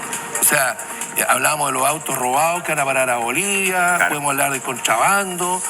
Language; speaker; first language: Spanish; native; Spanish